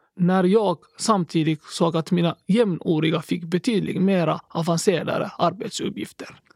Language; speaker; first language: Swedish; early bilingual, other home language; Somali